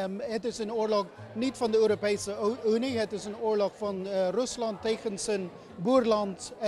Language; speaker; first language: Dutch; non-native, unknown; English